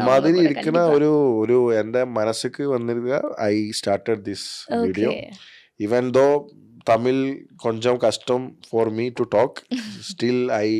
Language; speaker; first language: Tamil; non-native, learner; Malayalam